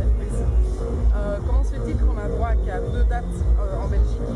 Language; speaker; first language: French; native; French